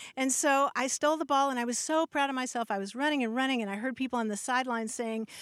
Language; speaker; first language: English; native; English